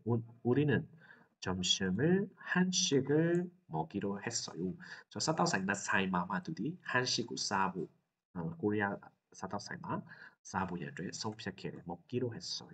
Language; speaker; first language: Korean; non-native, fluent; Burmese